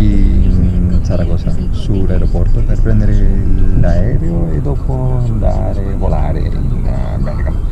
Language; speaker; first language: Italian; non-native, fluent; Spanish